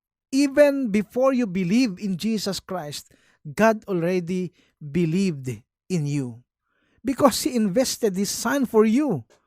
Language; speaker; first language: English; non-native, local second language; Filipino